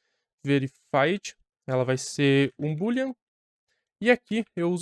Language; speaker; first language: Portuguese; native; Portuguese